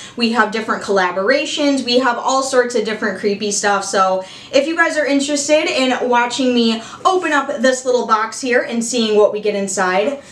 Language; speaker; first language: English; native; English